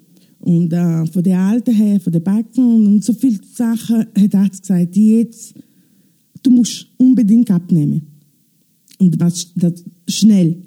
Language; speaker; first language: German; non-native, learner; Italian